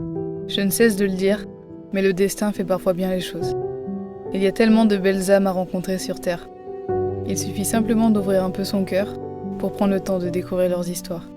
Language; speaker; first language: French; native; French